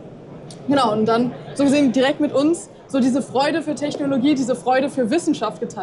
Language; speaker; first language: German; native; German